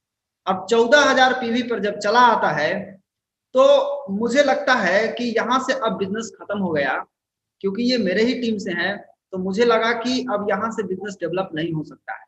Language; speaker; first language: Hindi; native; Hindi